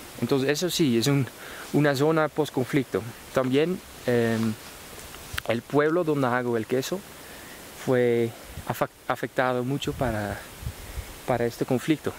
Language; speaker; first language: Spanish; non-native, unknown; Dutch